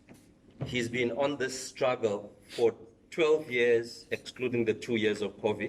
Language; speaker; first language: English; non-native, local second language; Zulu